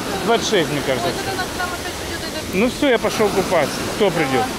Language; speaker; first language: Russian; native; Russian